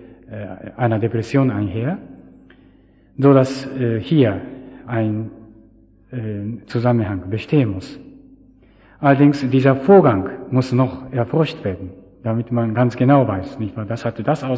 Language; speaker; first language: German; non-native, fluent; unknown